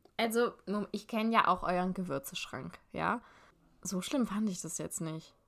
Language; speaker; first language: German; native; German